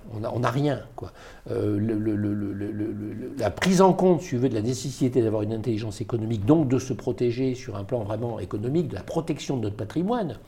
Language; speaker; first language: French; native; French